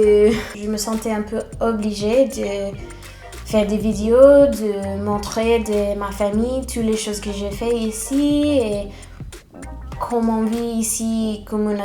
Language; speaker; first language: French; non-native, fluent; English